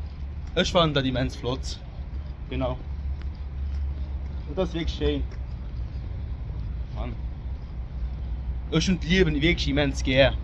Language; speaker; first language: German; non-native, local second language; Luxembourgish